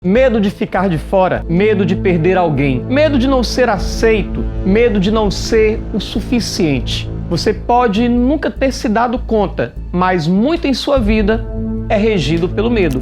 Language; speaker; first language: Portuguese; native; Portuguese